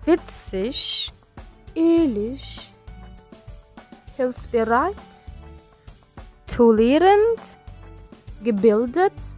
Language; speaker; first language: German; non-native, learner; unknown